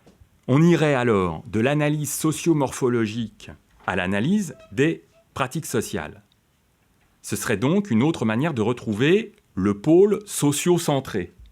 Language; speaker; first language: French; native; French